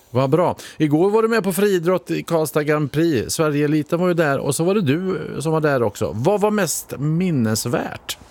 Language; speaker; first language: Swedish; native; Swedish